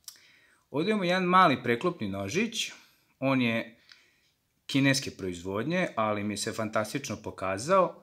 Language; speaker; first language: Serbian; native; Serbian